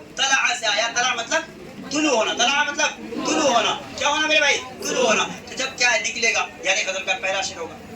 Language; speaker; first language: Urdu; native; Urdu